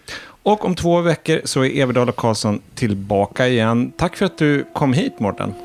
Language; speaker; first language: Swedish; native; Swedish